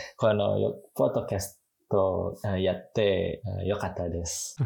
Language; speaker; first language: Japanese; non-native, fluent; Indonesian